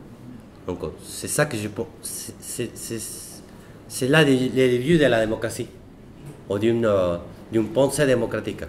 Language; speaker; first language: French; non-native, fluent; Spanish